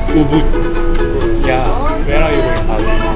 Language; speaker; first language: English; non-native, learner; Korean